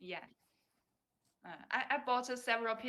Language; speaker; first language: English; non-native, learner; Chinese